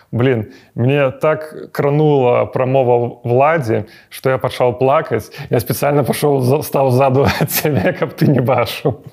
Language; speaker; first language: Belarusian; native; Belarusian